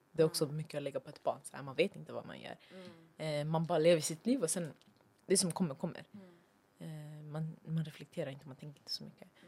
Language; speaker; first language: Swedish; early bilingual, other home language; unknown